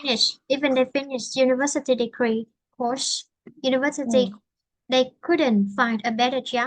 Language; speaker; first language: English; non-native, fluent; Vietnamese